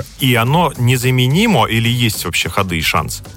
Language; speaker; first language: Russian; native; Russian